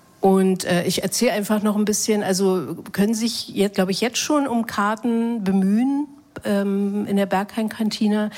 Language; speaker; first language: German; native; German